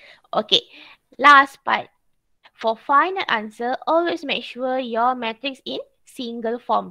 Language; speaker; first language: English; non-native, local second language; Malay